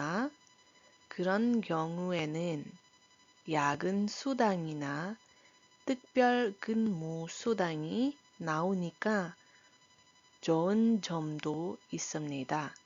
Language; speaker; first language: Korean; non-native, fluent; Iloko